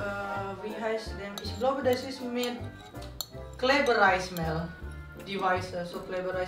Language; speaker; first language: German; non-native, learner; Indonesian